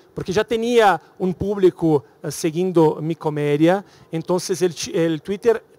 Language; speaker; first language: Spanish; non-native, learner; Portuguese